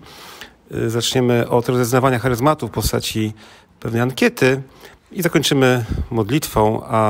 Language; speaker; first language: Polish; native; Polish